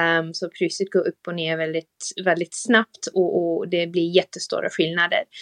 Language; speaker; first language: Swedish; non-native, fluent; English